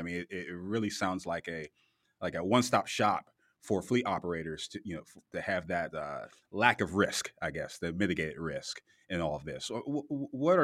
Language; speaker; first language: English; native; English